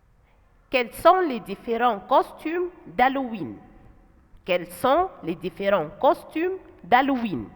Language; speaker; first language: French; non-native, fluent; Arabic